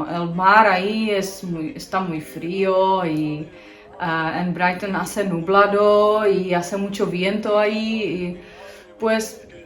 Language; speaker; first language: Spanish; non-native, fluent; Czech